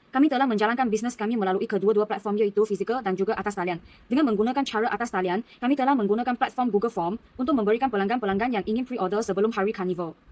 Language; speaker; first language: Malay; non-native, local second language; Chinese